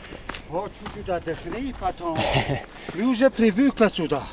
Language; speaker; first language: Russian; non-native, local second language; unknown